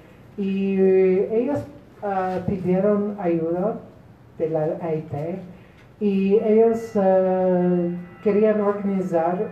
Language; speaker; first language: Spanish; non-native, fluent; Polish